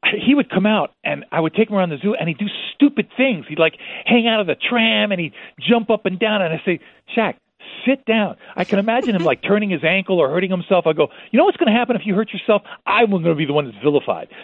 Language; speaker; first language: English; early bilingual, other home language; Spanish